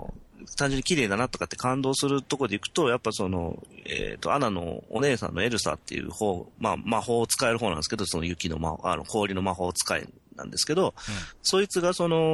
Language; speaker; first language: Japanese; native; Japanese